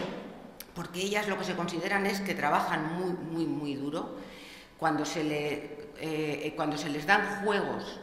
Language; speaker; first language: Spanish; native; Spanish